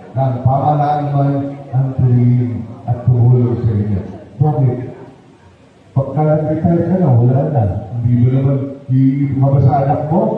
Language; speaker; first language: Filipino; native; Filipino